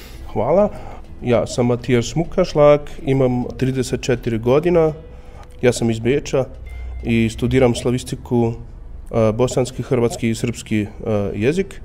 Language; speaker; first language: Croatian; non-native, learner; German